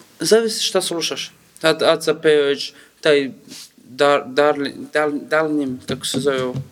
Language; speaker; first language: Serbian; non-native, learner; Kurdish